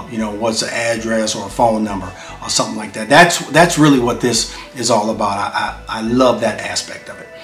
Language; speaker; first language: English; native; English